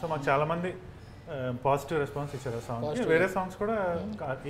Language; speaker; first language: Telugu; native; Telugu